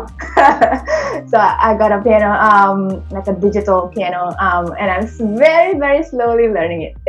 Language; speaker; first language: English; early bilingual, other home language; Indonesian